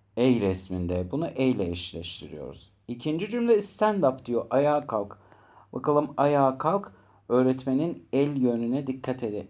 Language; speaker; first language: Turkish; native; Turkish